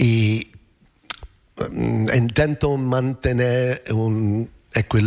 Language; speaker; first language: Spanish; non-native, learner; English